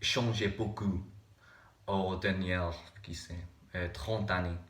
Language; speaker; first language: French; non-native, learner; English